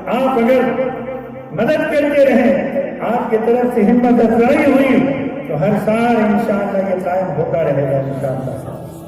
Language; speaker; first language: Urdu; native; Urdu